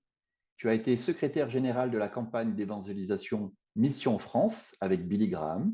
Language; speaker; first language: French; native; French